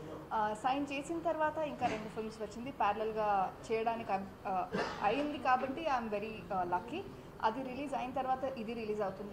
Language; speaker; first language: Telugu; non-native, learner; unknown